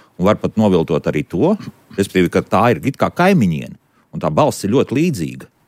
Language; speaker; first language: Latvian; native; Latvian